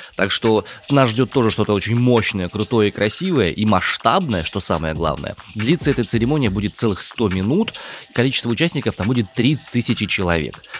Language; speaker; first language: Russian; native; Russian